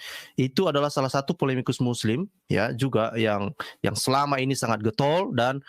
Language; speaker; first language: Indonesian; native; Indonesian